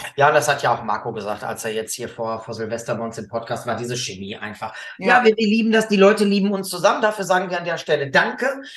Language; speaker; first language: German; native; German